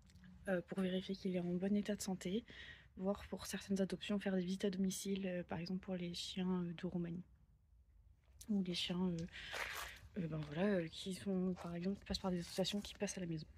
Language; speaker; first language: French; native; French